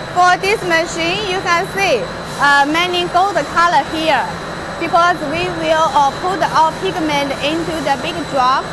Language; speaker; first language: English; non-native, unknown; Chinese